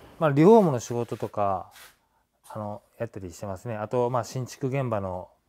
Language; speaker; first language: Japanese; native; Japanese